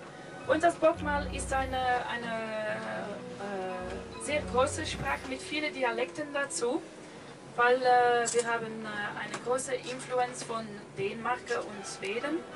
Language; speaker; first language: German; non-native, fluent; Norwegian